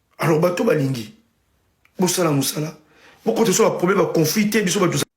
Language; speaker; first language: Lingala; native; Lingala